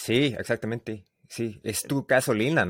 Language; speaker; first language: Spanish; non-native, learner; English